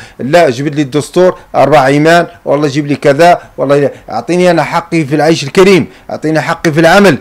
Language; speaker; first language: Arabic; native; Arabic